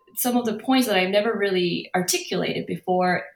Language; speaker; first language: English; non-native, fluent; Korean